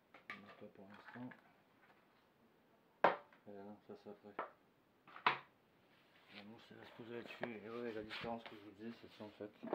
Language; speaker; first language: French; native; French